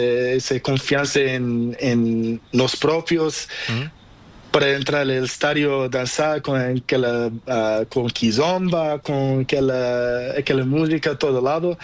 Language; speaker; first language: Spanish; non-native, learner; Portuguese